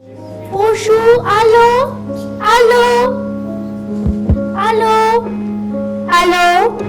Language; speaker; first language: French; non-native, learner; Bangla